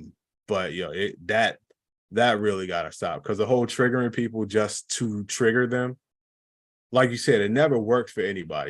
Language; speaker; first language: English; native; English